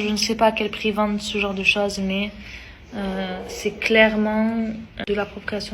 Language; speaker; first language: French; early bilingual, other home language; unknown